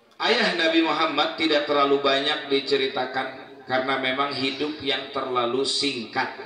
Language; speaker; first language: Indonesian; native; Indonesian